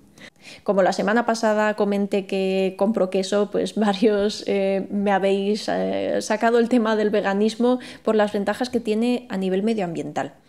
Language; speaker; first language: Spanish; native; Spanish